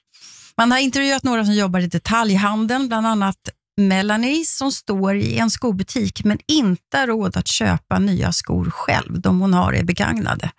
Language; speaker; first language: Swedish; native; Swedish